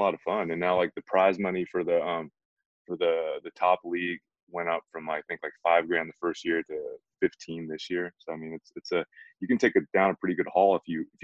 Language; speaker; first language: English; native; English